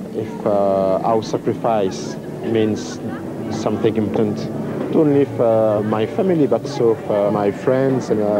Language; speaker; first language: English; non-native, fluent; French